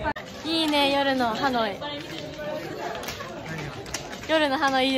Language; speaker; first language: Japanese; native; Japanese